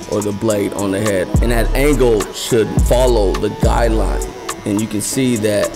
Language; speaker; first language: English; native; English